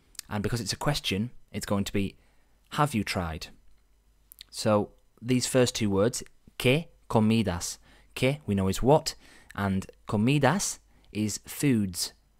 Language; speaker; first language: English; native; English